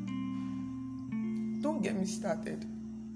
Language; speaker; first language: English; non-native, local second language; Yoruba